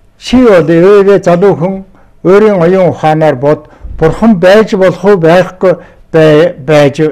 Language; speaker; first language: Mongolian; non-native, local second language; Tuvinian